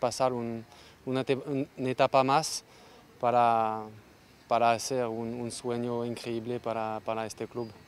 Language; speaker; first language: Spanish; non-native, learner; French